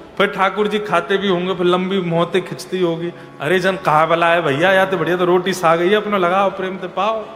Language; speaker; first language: Hindi; native; Hindi